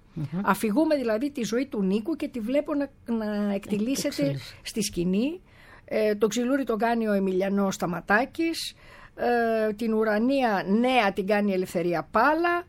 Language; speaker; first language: Greek; early bilingual, other home language; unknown